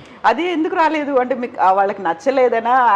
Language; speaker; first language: Telugu; native; Telugu